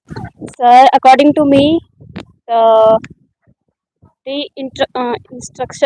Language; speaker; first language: English; non-native, learner; Hindi